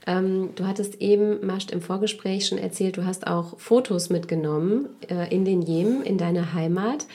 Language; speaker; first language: German; native; German